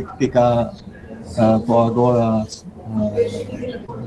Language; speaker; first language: Portuguese; non-native, fluent; Malay